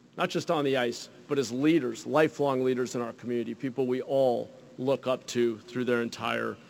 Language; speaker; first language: English; native; English